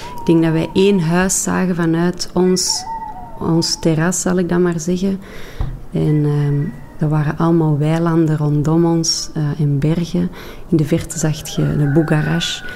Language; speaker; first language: Dutch; native; Dutch